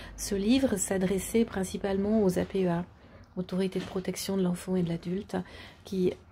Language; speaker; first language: French; native; French